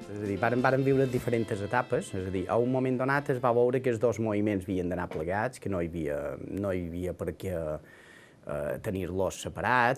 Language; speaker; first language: Catalan; native; Catalan